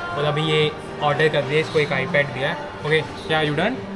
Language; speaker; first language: Hindi; native; Hindi